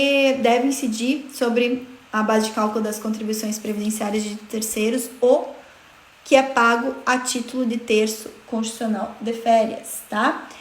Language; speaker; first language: Portuguese; native; Portuguese